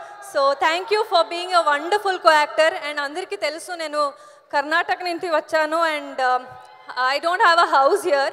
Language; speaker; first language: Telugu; non-native, learner; Kannada